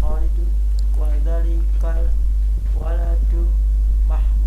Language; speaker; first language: Arabic; non-native, learner; Indonesian